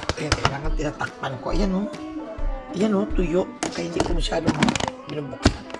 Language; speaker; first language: Filipino; non-native, local second language; Cebuano